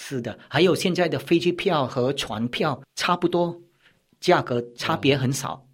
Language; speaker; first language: Chinese; early bilingual, heritage; Chinese